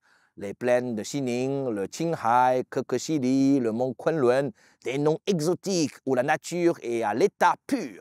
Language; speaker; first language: French; native; French